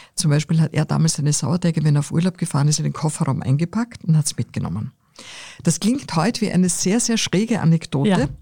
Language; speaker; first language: German; native; German